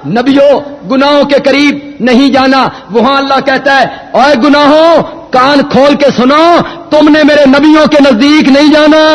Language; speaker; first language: Urdu; non-native, local second language; Punjabi